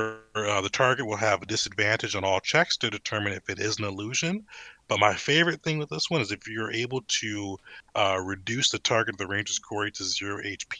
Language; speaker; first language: English; native; English